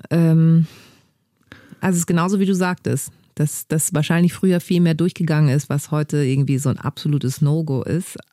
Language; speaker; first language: German; native; German